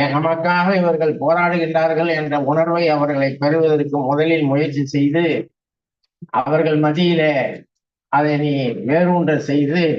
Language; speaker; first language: Tamil; native; Tamil